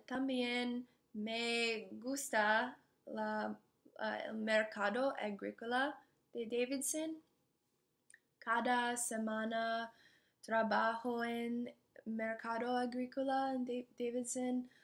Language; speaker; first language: Spanish; non-native, learner; English